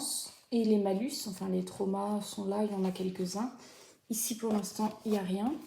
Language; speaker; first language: French; native; French